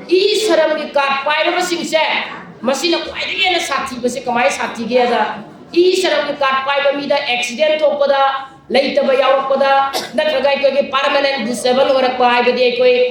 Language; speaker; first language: Manipuri; native; Manipuri